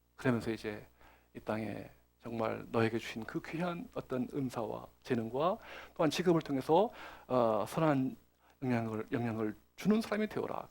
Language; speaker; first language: Korean; native; Korean